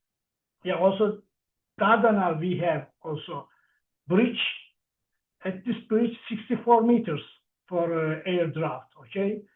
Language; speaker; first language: English; non-native, learner; Turkish